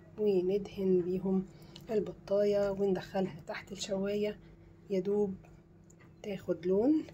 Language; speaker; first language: Arabic; native; Arabic